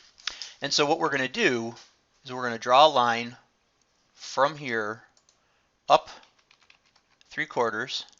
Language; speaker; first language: English; native; English